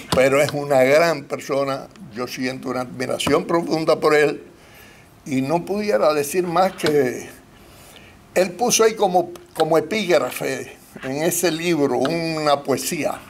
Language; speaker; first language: Spanish; native; Spanish